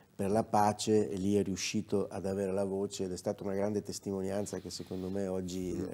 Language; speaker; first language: Italian; native; Italian